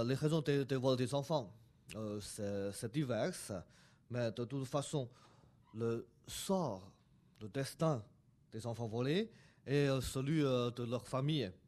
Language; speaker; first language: French; non-native, fluent; Chinese